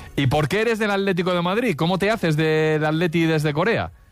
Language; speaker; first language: Spanish; native; Spanish